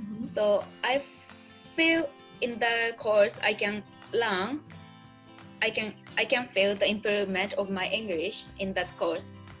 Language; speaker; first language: English; non-native, learner; Japanese